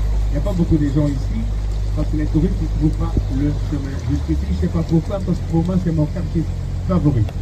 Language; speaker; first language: French; non-native, fluent; Dutch